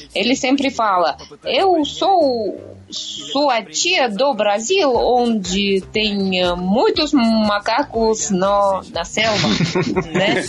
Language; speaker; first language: Portuguese; non-native, learner; Russian